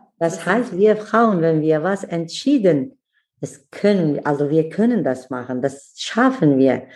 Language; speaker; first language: German; non-native, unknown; Kurdish